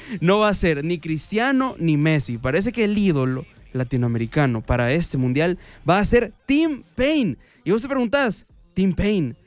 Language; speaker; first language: Spanish; native; Spanish